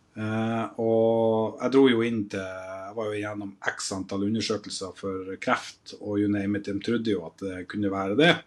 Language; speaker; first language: Norwegian; native; Norwegian